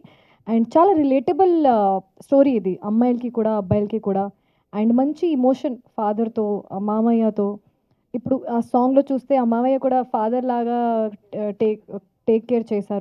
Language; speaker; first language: Telugu; non-native, fluent; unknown